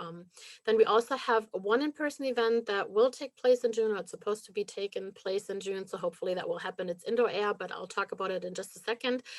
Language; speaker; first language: English; non-native, fluent; German